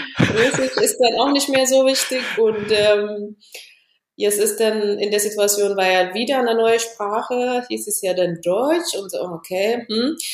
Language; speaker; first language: German; non-native, fluent; Amharic